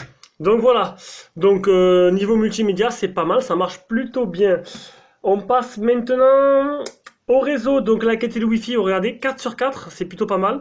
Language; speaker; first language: French; native; French